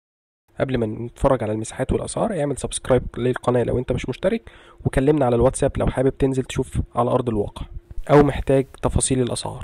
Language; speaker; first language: Arabic; native; Arabic